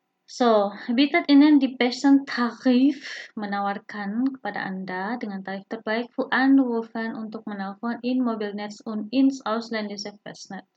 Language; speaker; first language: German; non-native, fluent; Indonesian